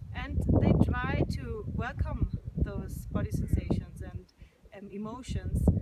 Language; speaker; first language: English; non-native, fluent; German